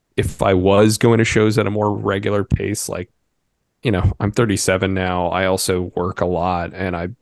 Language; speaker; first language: English; native; English